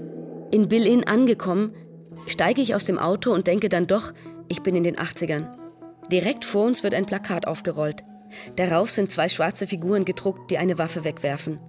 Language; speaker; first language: German; native; German